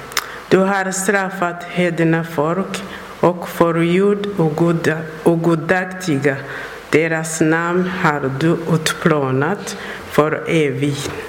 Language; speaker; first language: Swedish; non-native, learner; Persian